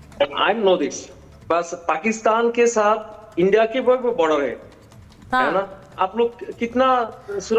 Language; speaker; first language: Hindi; non-native, learner; Bangla